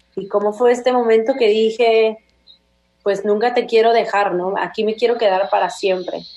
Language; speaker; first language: Spanish; native; Spanish